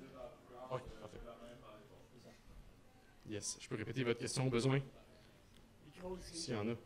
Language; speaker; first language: French; native; French